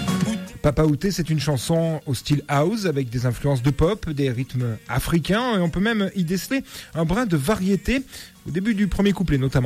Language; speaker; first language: French; native; French